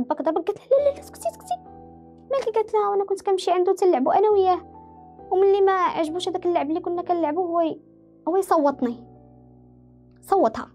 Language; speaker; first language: Arabic; native; Arabic